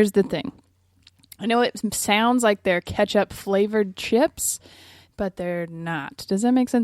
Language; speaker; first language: English; native; English